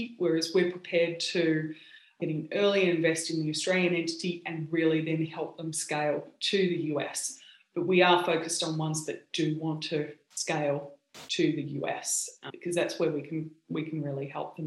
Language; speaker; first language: English; native; English